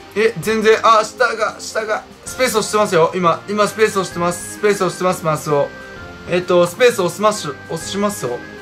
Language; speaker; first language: Japanese; native; Japanese